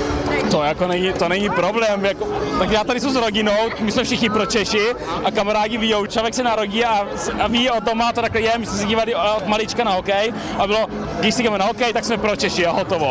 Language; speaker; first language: Czech; early bilingual, heritage; Czech